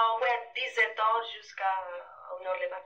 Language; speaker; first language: French; non-native, fluent; Spanish